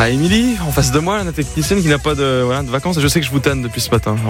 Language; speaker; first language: French; native; French